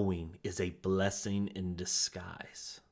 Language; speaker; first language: English; native; English